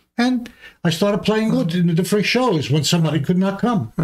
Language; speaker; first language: English; early bilingual, other home language; Armenian